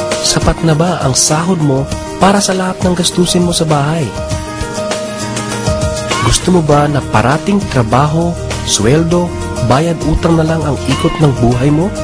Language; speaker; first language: Filipino; native; Filipino